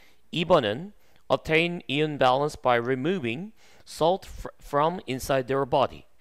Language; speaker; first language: English; non-native, fluent; Korean